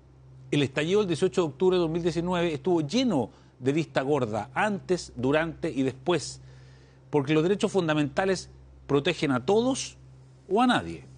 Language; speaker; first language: Spanish; native; Spanish